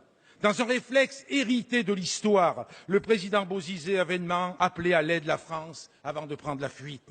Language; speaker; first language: French; native; French